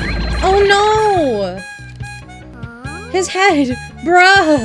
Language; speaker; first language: English; native; English